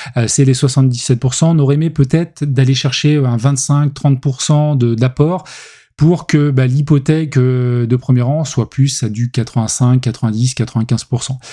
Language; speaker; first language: French; native; French